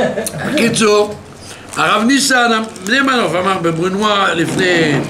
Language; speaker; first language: Hebrew; non-native, fluent; French